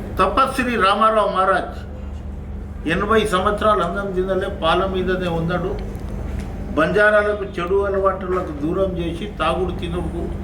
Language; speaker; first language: Telugu; non-native, local second language; Lambadi